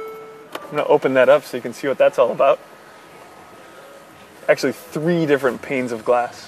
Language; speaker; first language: English; native; English